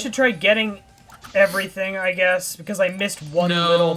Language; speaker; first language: English; native; English